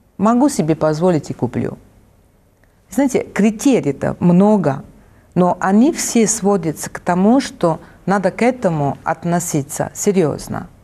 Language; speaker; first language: Russian; non-native, fluent; Italian